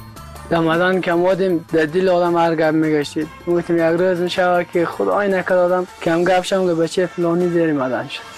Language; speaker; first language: Persian; native; Persian